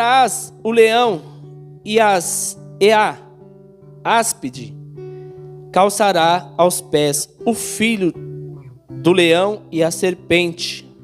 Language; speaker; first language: Portuguese; native; Portuguese